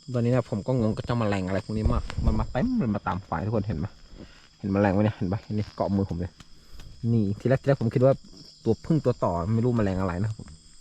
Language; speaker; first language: Thai; non-native, local second language; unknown